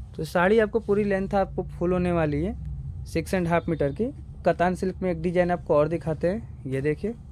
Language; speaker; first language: Hindi; native; Hindi